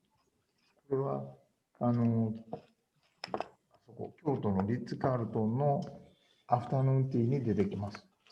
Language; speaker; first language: Japanese; native; Japanese